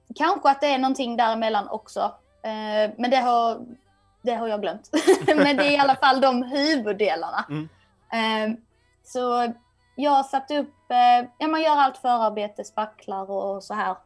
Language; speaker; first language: Swedish; native; Swedish